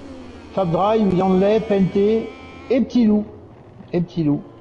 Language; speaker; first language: French; native; French